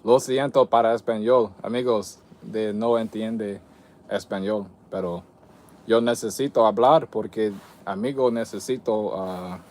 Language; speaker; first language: Spanish; non-native, learner; English